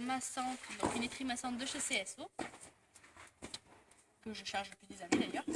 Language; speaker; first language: French; native; French